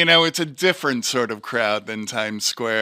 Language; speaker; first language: English; native; English